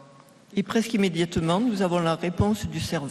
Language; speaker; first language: French; native; French